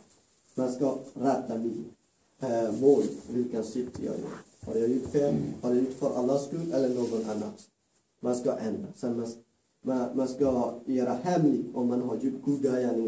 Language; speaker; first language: Swedish; non-native, fluent; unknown